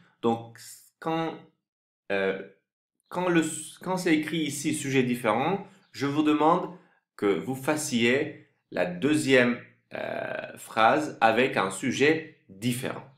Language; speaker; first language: French; non-native, fluent; Turkish